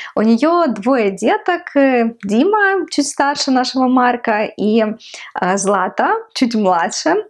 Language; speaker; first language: Russian; non-native, local second language; Ukrainian